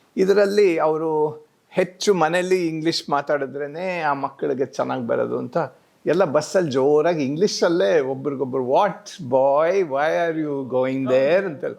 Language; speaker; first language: Kannada; native; Kannada